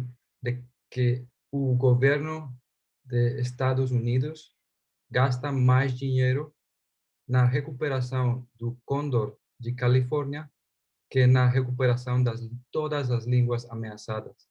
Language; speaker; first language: Portuguese; non-native, fluent; Spanish